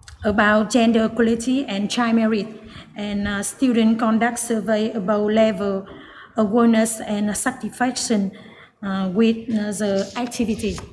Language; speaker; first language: English; non-native, learner; Vietnamese